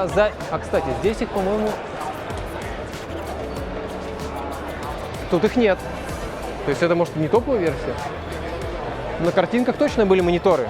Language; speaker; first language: Russian; native; Russian